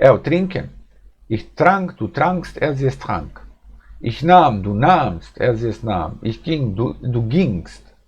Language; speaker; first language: German; non-native, fluent; Bosnian